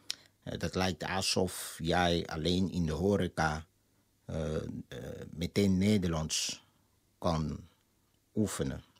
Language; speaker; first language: Dutch; non-native, fluent; Lingala